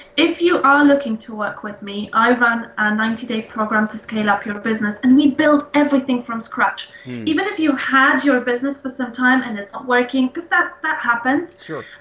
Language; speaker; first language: English; non-native, fluent; Polish